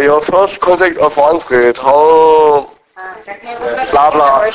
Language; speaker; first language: English; non-native, learner; German